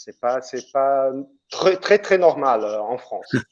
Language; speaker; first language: French; non-native, fluent; Portuguese